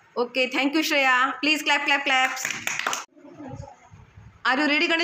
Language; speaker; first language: English; non-native, local second language; Marathi